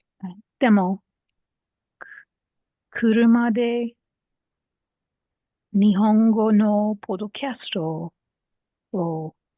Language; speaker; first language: Japanese; non-native, learner; English